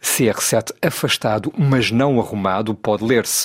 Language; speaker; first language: Portuguese; native; Portuguese